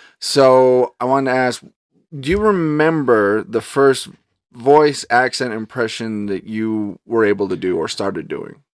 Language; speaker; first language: English; native; English